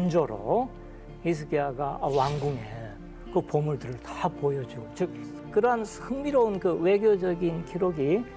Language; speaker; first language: Korean; native; Korean